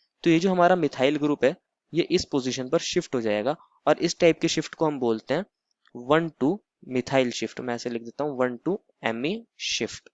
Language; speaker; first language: Hindi; native; Hindi